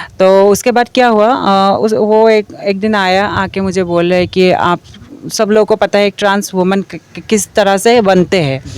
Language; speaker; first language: Hindi; non-native, local second language; Assamese